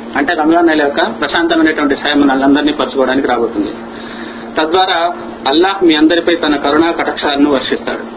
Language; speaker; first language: Telugu; non-native, local second language; Urdu